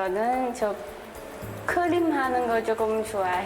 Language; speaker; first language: Korean; non-native, learner; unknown